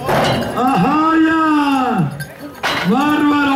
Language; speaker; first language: Spanish; native; Spanish